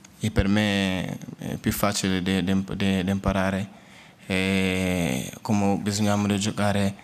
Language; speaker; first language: Italian; non-native, learner; Portuguese